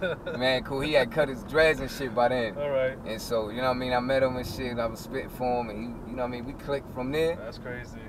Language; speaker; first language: English; native; English